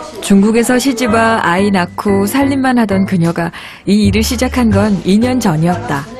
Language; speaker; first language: Korean; native; Korean